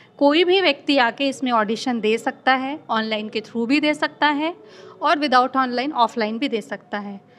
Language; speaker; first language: Hindi; native; Hindi